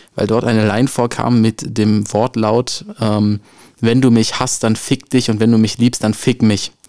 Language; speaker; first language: German; native; German